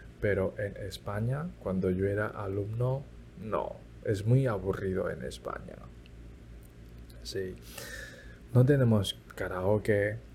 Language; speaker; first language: Spanish; early bilingual, other home language; Chinese